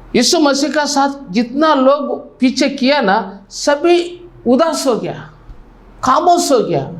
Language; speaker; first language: Hindi; non-native, local second language; Telugu